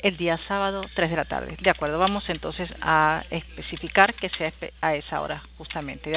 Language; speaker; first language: Spanish; native; Spanish